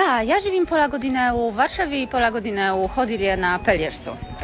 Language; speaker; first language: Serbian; non-native, learner; Polish